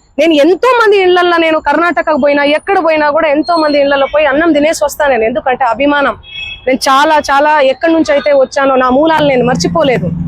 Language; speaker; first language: Telugu; non-native, local second language; Lambadi